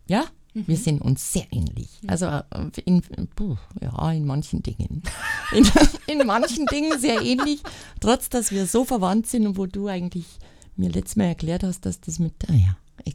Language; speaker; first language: German; native; German